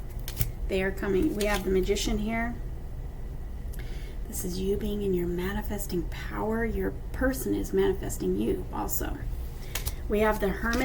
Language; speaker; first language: English; native; English